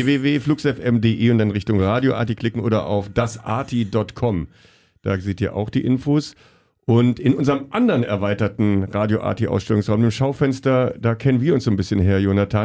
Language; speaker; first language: German; native; German